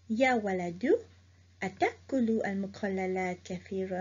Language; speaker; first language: Arabic; non-native, fluent; Morisyen